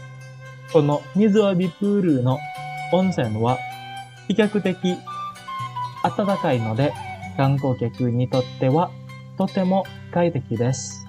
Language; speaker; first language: Japanese; non-native, fluent; Indonesian